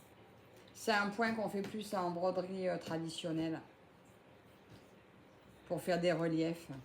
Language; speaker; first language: French; native; French